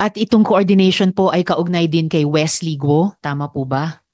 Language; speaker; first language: Filipino; native; Filipino